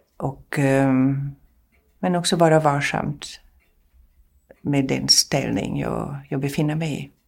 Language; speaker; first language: Swedish; non-native, fluent; German